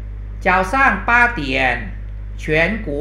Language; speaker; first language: Chinese; non-native, fluent; Thai